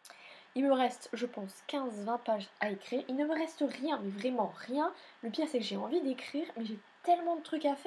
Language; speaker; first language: French; native; French